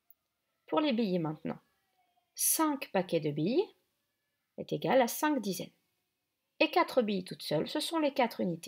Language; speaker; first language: French; native; French